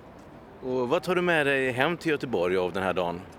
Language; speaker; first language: Swedish; native; Swedish